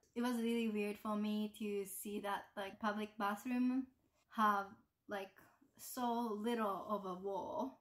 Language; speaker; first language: English; non-native, fluent; Japanese